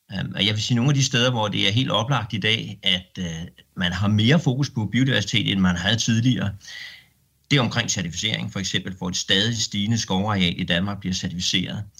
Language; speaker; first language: Danish; native; Danish